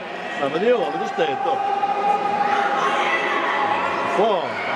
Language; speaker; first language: Italian; native; Italian